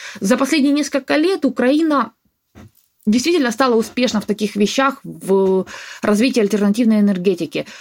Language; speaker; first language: Russian; native; Russian